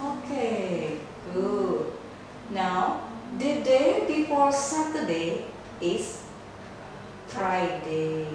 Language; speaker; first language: English; non-native, fluent; Indonesian